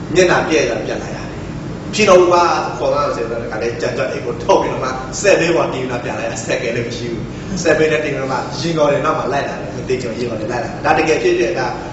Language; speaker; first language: Burmese; non-native, local second language; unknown